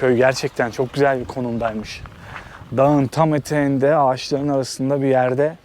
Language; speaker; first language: Turkish; native; Turkish